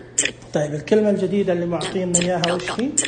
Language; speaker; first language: Arabic; native; Arabic